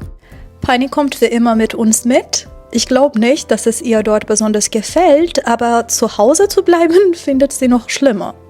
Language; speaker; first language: German; non-native, fluent; Persian